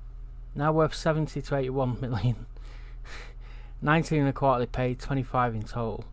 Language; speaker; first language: English; native; English